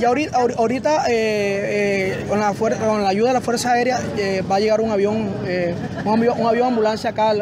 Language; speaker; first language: Spanish; native; Spanish